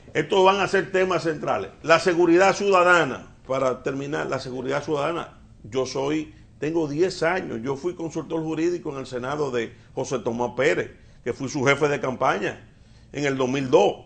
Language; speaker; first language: Spanish; native; Spanish